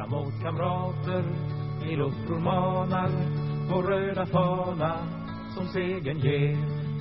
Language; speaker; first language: Swedish; non-native, learner; Spanish